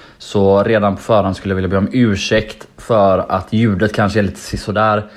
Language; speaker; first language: Swedish; native; Swedish